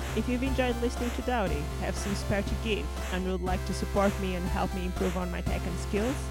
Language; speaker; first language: English; non-native, fluent; Portuguese